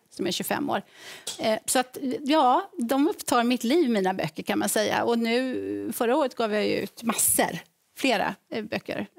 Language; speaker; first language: Swedish; native; Swedish